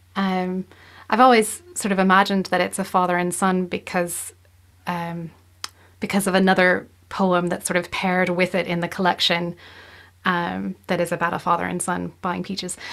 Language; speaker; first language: English; native; English